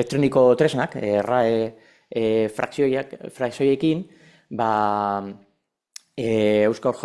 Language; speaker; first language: Basque; non-native, local second language; Spanish